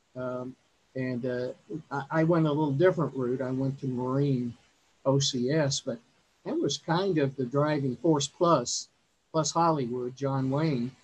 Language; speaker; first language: English; native; English